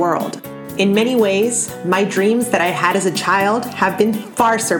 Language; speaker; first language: English; native; English